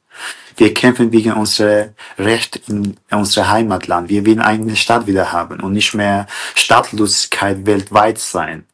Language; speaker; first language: German; non-native, fluent; Kurdish